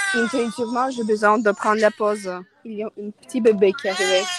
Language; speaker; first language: French; non-native, fluent; Ukrainian